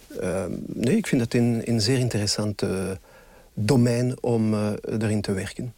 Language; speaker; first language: Dutch; non-native, local second language; French